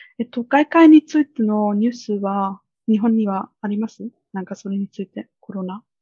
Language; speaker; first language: Japanese; non-native, fluent; German